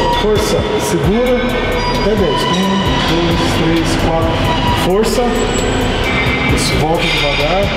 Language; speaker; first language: Portuguese; native; Portuguese